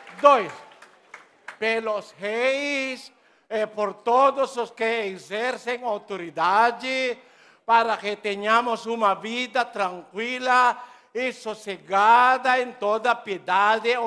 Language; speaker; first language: Portuguese; non-native, learner; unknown